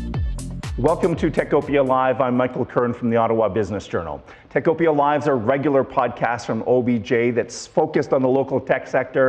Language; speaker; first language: English; native; English